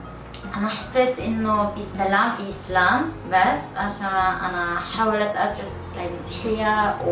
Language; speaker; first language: Arabic; non-native, learner; Korean